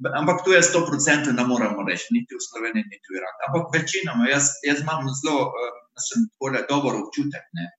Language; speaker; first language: Slovenian; non-native, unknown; Arabic